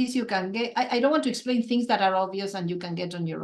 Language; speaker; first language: English; non-native, fluent; Spanish